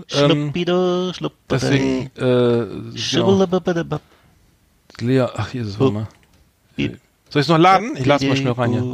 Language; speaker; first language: German; native; German